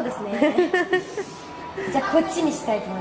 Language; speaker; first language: Japanese; native; Japanese